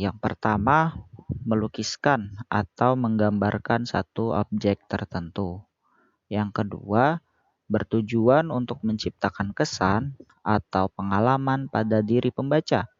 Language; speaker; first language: Indonesian; native; Indonesian